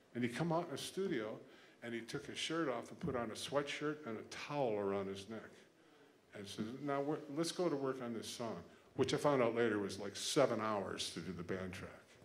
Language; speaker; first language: English; native; English